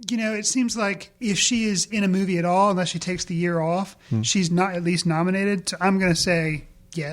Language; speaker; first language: English; native; English